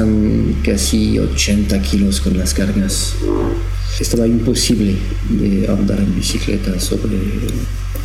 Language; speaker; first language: Spanish; non-native, learner; French